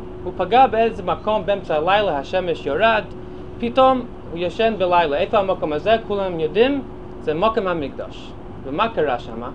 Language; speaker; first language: Hebrew; non-native, fluent; English